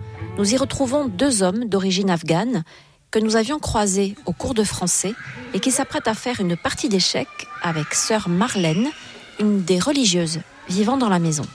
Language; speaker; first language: French; native; French